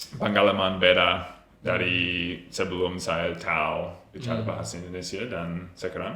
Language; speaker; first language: Indonesian; non-native, learner; English